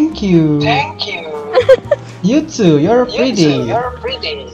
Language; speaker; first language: English; non-native, learner; Indonesian